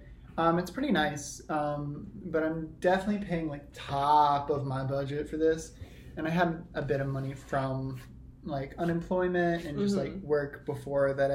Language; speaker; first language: English; native; English